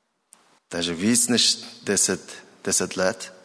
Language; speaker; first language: Czech; non-native, learner; Mongolian